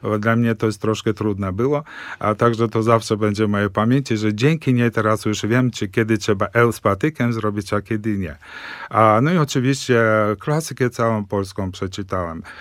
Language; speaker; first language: Polish; early bilingual, heritage; Polish